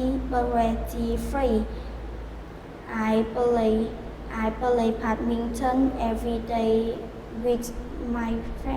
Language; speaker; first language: English; non-native, learner; Vietnamese